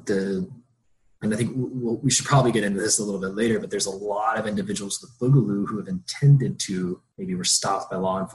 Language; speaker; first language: English; native; English